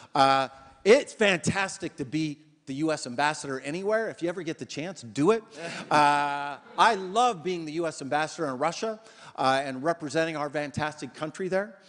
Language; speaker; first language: English; native; English